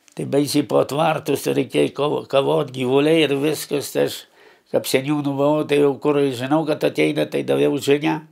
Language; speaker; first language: Lithuanian; native; Lithuanian